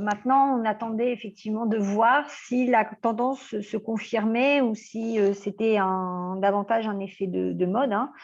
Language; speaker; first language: French; native; French